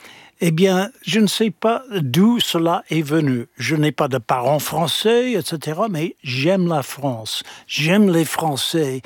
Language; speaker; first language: French; non-native, fluent; English